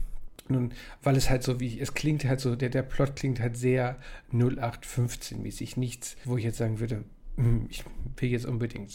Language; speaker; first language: German; native; German